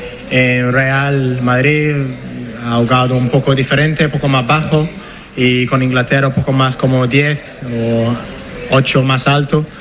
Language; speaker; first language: Spanish; non-native, fluent; English